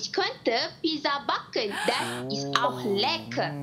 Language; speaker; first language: German; non-native, learner; Malay